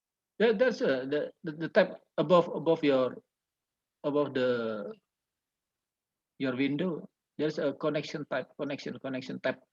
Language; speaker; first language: English; non-native, learner; Indonesian